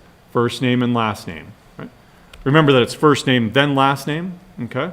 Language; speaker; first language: English; native; English